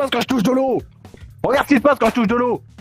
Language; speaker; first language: French; native; French